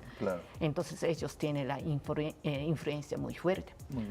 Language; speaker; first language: Spanish; non-native, learner; Japanese